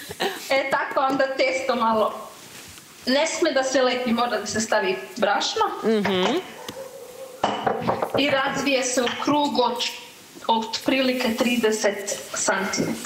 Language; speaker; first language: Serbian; early bilingual, heritage; Serbian